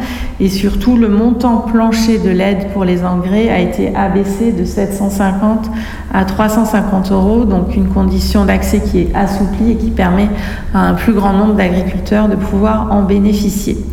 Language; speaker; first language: French; native; French